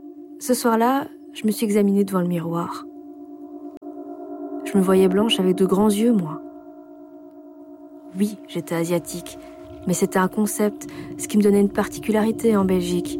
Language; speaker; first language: French; native; French